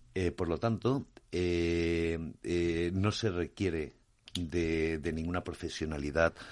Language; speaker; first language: Spanish; native; Spanish